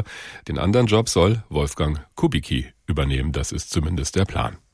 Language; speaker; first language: German; native; German